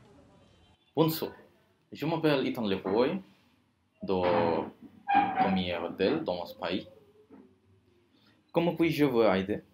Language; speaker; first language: French; non-native, learner; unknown